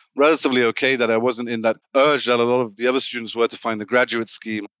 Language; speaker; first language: English; native; English